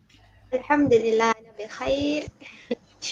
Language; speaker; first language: Arabic; non-native, fluent; Malay